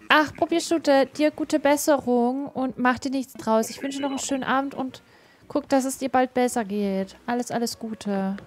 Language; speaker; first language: German; native; German